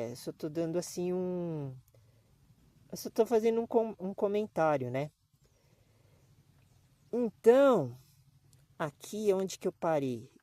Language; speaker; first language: Portuguese; native; Portuguese